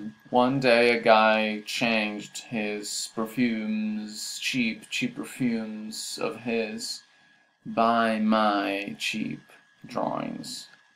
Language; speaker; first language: English; non-native, fluent; Portuguese